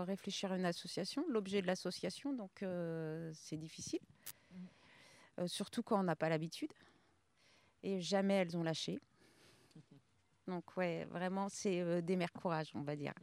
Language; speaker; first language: French; native; French